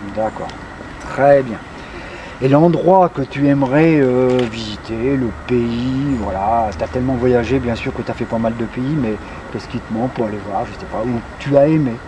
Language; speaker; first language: French; native; French